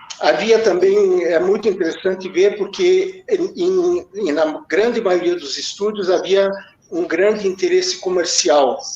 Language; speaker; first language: Portuguese; early bilingual, other home language; German